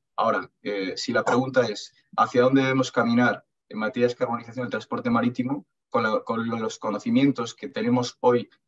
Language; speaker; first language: Spanish; native; Spanish